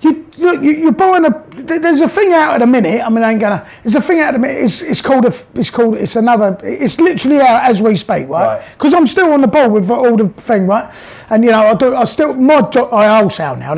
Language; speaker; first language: English; native; English